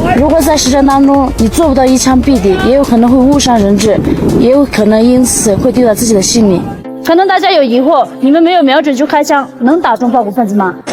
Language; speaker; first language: Chinese; non-native, local second language; Tibetan